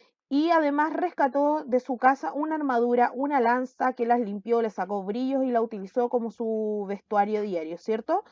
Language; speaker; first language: Spanish; native; Spanish